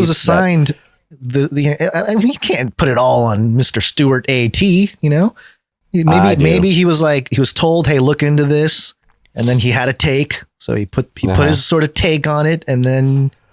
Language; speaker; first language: English; native; English